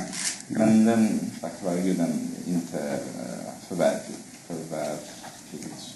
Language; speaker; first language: Swedish; non-native, fluent; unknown